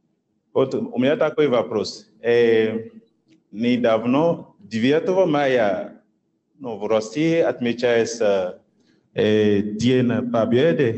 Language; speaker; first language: Russian; non-native, fluent; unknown